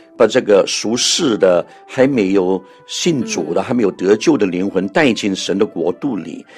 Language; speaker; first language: Chinese; non-native, local second language; Cantonese